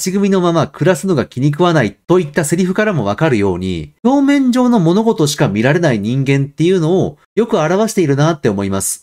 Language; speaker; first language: Japanese; native; Japanese